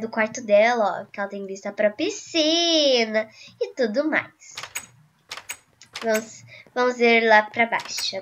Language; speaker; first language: Portuguese; native; Portuguese